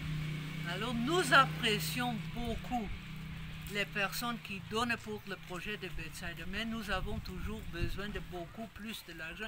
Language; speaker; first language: French; non-native, fluent; Dutch